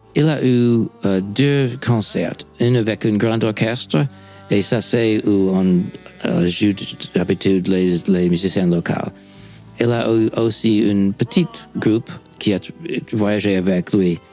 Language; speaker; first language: French; non-native, fluent; English